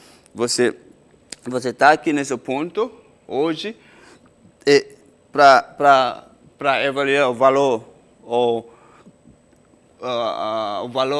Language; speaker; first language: Portuguese; non-native, fluent; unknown